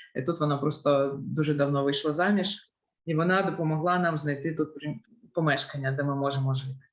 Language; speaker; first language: Ukrainian; non-native, local second language; Russian